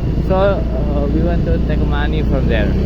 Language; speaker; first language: English; non-native, learner; Indonesian